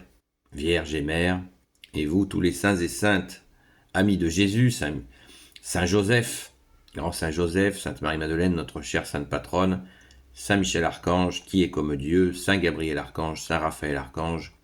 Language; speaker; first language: French; native; French